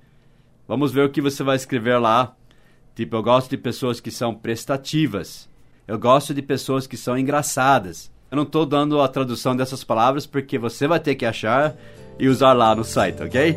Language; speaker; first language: Portuguese; non-native, fluent; English